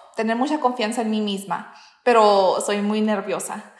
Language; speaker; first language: Spanish; early bilingual, heritage; Spanish